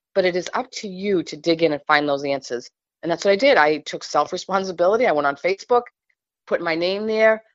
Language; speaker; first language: English; native; English